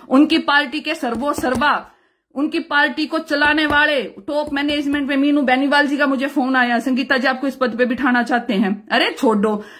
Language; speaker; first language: Hindi; native; Hindi